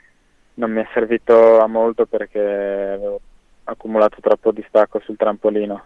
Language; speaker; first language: Italian; native; Italian